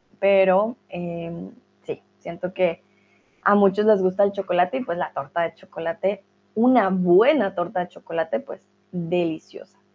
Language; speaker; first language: Spanish; native; Spanish